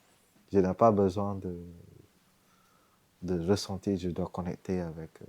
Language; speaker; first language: French; non-native, fluent; Vietnamese